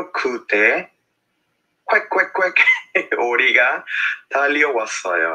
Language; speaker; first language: Korean; non-native, learner; English